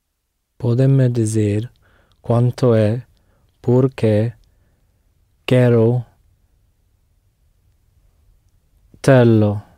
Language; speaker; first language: Portuguese; non-native, learner; English